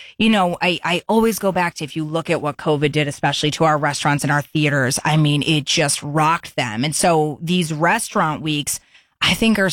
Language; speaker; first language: English; native; English